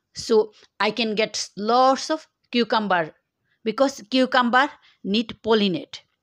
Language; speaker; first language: English; non-native, local second language; Bangla